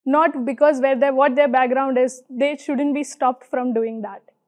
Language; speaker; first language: English; non-native, local second language; Hindi